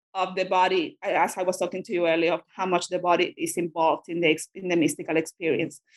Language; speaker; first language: English; non-native, fluent; Spanish